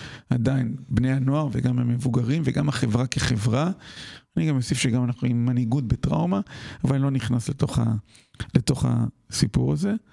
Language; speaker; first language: Hebrew; native; Hebrew